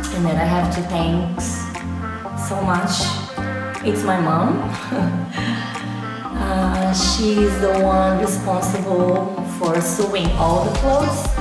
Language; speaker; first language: English; non-native, fluent; Portuguese